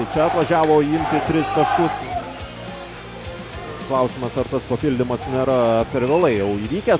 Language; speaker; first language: Lithuanian; native; Lithuanian